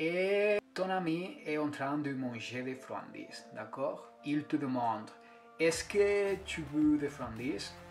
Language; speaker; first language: French; non-native, fluent; Spanish